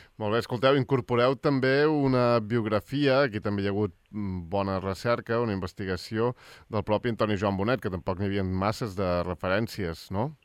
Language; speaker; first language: Catalan; native; Catalan